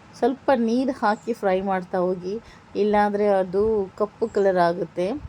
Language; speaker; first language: Kannada; non-native, local second language; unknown